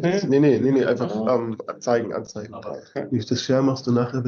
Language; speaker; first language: German; native; German